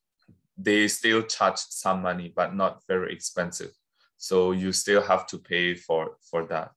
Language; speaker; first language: English; non-native, fluent; Burmese